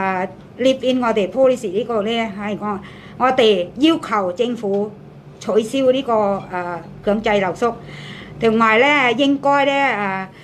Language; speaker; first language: Cantonese; non-native, fluent; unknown